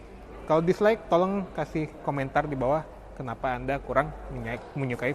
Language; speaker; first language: Indonesian; native; Indonesian